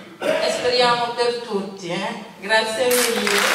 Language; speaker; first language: Italian; non-native, learner; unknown